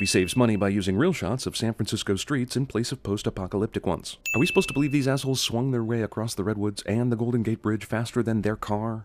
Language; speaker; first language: English; native; English